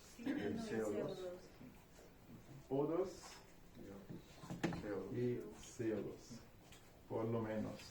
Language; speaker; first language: Spanish; non-native, fluent; German